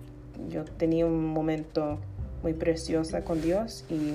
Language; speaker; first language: Spanish; non-native, learner; English